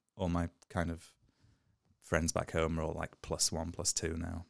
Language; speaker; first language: English; native; English